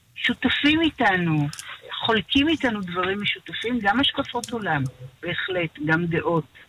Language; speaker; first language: Hebrew; native; Hebrew